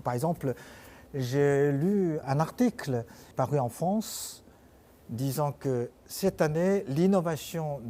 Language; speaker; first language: French; non-native, fluent; Chinese